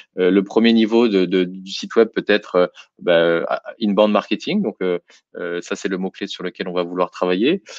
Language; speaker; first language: French; native; French